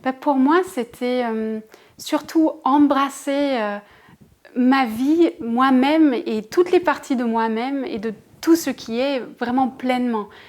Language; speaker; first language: French; non-native, fluent; German